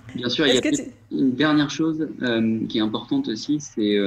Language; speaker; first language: French; native; French